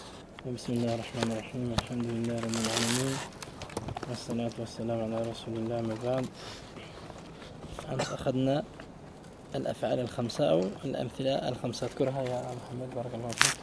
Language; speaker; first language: Arabic; non-native, fluent; French